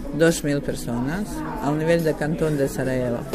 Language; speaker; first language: Catalan; non-native, fluent; Bosnian